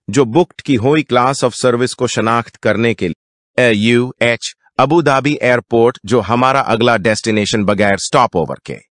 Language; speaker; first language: Urdu; native; Urdu